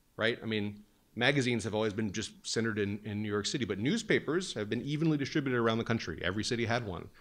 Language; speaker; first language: English; native; English